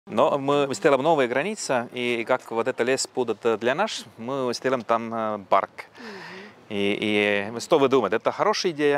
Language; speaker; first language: Russian; non-native, local second language; Estonian